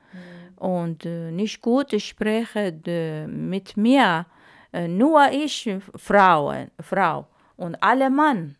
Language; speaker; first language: German; non-native, learner; Arabic